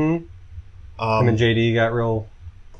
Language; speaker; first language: English; native; English